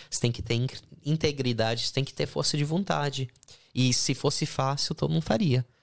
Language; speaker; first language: Portuguese; non-native, fluent; English